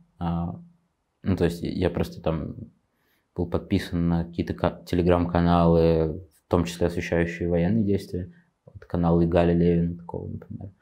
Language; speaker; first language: Russian; native; Russian